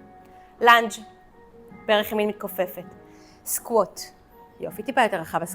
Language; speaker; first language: Hebrew; native; Hebrew